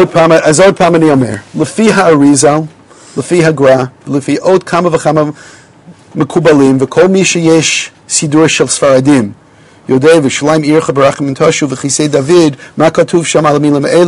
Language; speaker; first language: Hebrew; non-native, fluent; English